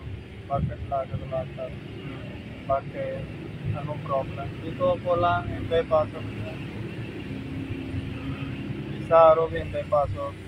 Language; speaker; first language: Filipino; non-native, learner; Punjabi